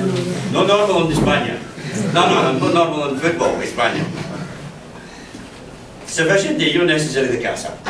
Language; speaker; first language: Spanish; non-native, learner; English